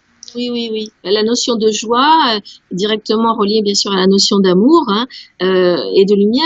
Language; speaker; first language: French; native; French